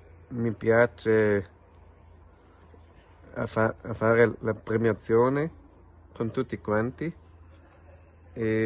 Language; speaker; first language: Italian; non-native, local second language; German